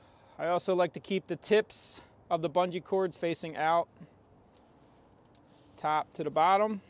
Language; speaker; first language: English; native; English